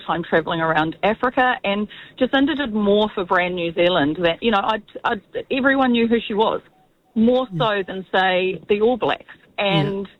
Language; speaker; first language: English; native; English